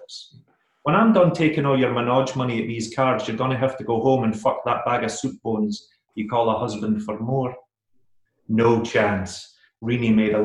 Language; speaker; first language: English; native; English